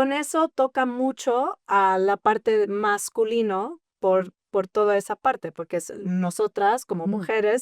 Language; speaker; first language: Spanish; early bilingual, heritage; English